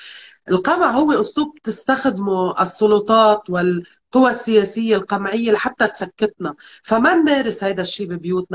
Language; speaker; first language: Arabic; native; Arabic